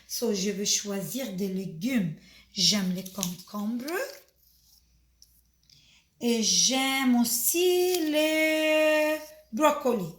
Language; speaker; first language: French; non-native, fluent; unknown